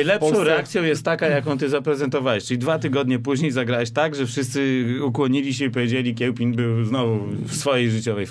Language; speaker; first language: Polish; native; Polish